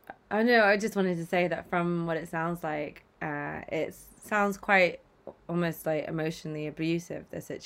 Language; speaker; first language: English; native; English